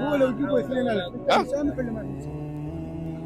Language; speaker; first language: Arabic; native; Arabic